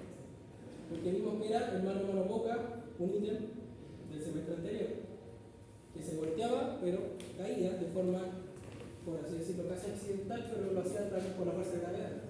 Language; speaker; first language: Spanish; native; Spanish